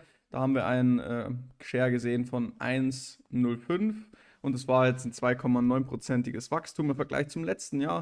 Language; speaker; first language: German; native; German